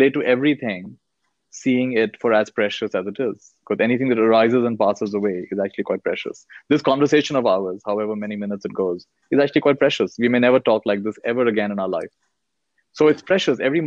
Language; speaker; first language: English; non-native, local second language; Hindi